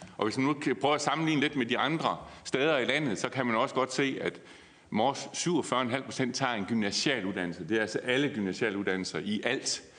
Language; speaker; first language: Danish; native; Danish